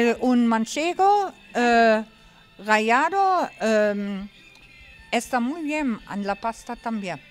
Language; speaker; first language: Spanish; non-native, learner; German